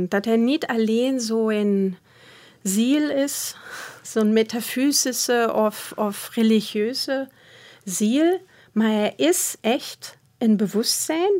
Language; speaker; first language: Dutch; non-native, fluent; German